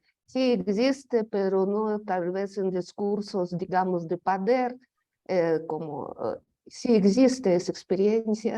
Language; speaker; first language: Spanish; non-native, fluent; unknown